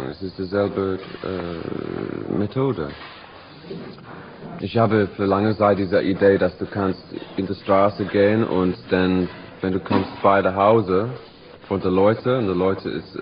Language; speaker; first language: German; non-native, learner; English